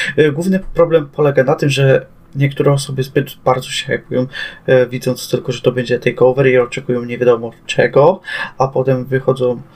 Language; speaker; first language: Polish; native; Polish